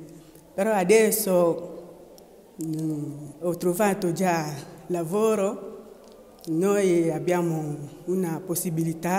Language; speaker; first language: Italian; non-native, learner; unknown